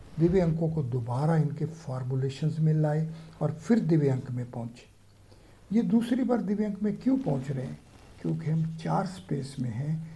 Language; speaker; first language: Hindi; native; Hindi